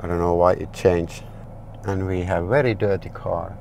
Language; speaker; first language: English; non-native, learner; Finnish